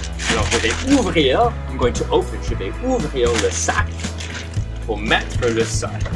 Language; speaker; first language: French; non-native, fluent; English